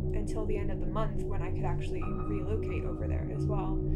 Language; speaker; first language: English; native; English